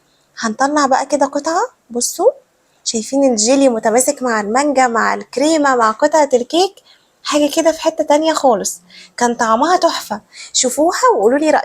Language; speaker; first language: Arabic; native; Arabic